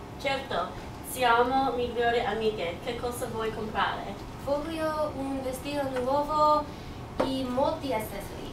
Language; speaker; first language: Italian; non-native, learner; English